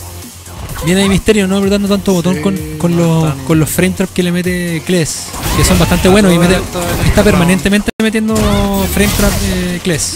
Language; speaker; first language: Spanish; native; Spanish